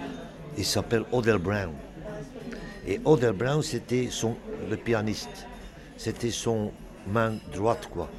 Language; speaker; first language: French; non-native, local second language; Dutch